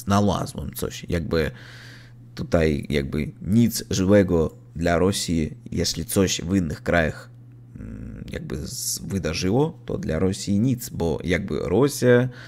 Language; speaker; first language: Polish; non-native, learner; Russian